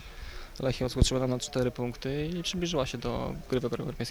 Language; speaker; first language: Polish; native; Polish